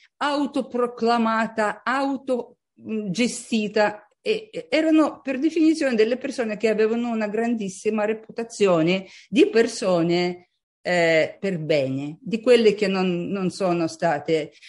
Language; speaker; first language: Italian; non-native, fluent; Russian